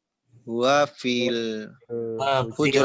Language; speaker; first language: Arabic; non-native, learner; Indonesian